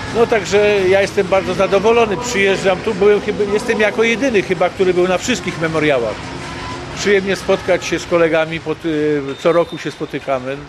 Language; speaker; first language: Polish; native; Polish